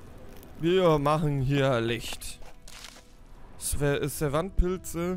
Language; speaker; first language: German; native; German